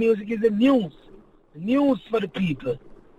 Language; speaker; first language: English; non-native, local second language; Jamaican Creole English